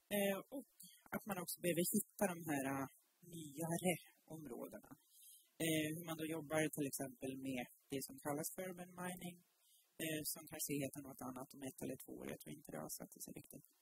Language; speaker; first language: Swedish; native; Swedish